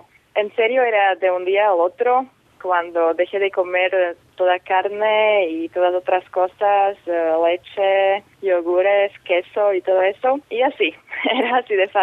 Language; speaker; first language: Spanish; non-native, fluent; Slovak